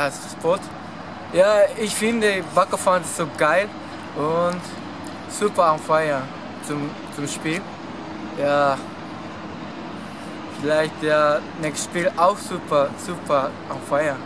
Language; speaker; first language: German; non-native, learner; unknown